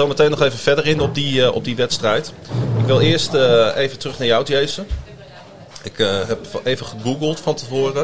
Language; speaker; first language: Dutch; native; Dutch